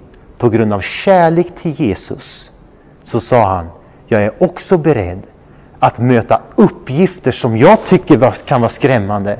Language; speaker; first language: Swedish; non-native, fluent; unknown